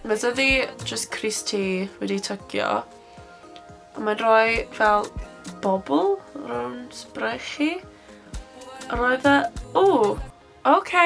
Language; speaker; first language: Welsh; non-native, local second language; English